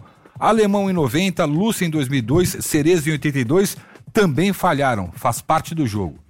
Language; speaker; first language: Portuguese; native; Portuguese